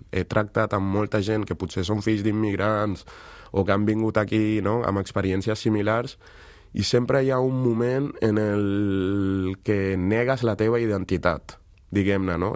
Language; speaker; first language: Catalan; early bilingual, other home language; Wolof